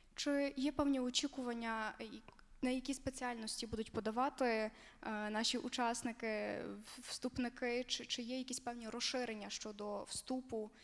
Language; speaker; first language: Ukrainian; native; Ukrainian